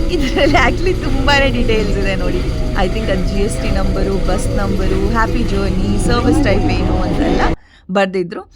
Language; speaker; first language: Kannada; non-native, local second language; Tulu